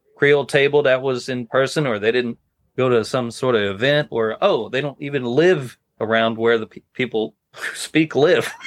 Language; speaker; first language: English; native; English